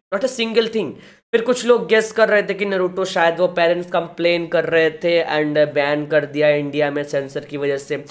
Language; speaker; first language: Hindi; native; Hindi